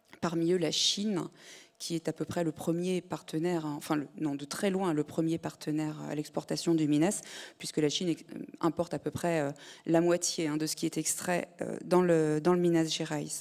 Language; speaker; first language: French; native; French